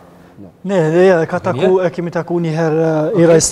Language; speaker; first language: German; non-native, learner; Albanian